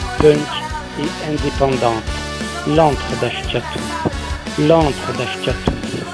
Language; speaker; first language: French; native; French